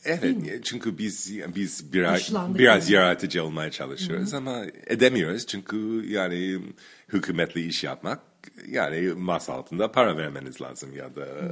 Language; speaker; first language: Turkish; non-native, fluent; English